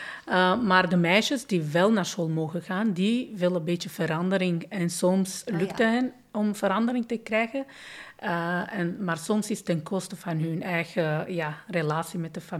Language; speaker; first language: Dutch; non-native, fluent; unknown